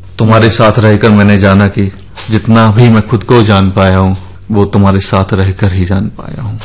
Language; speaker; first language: Hindi; native; Hindi